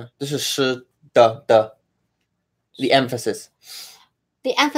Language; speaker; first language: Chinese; non-native, learner; English